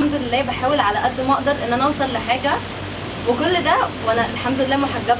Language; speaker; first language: Arabic; native; Arabic